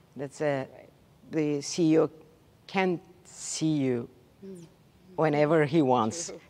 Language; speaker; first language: English; non-native, learner; Turkish